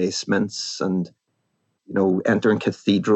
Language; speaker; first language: English; native; English